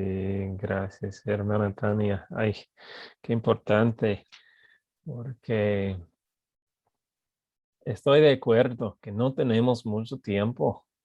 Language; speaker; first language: Spanish; non-native, fluent; English